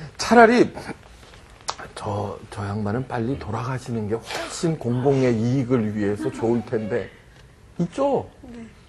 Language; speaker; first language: Korean; early bilingual, heritage; Korean